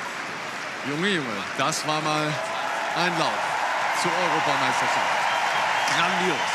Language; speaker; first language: German; native; German